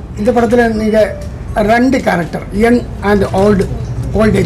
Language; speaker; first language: Tamil; non-native, learner; Malayalam